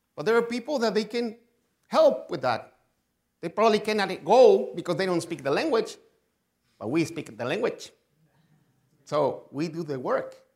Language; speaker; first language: English; non-native, fluent; Spanish